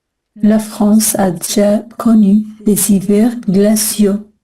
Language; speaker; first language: French; non-native, learner; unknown